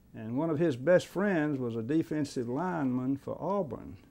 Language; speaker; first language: English; native; English